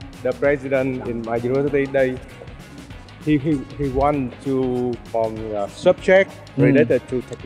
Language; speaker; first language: English; non-native, learner; Vietnamese